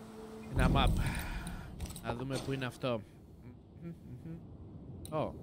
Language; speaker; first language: Greek; native; Greek